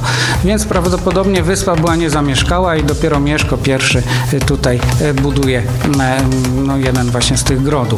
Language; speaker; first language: Polish; native; Polish